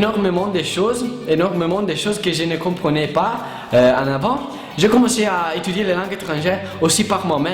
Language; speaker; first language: French; non-native, learner; Italian